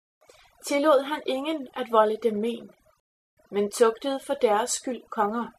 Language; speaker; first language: Danish; native; Danish